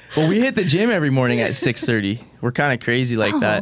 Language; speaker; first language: English; native; English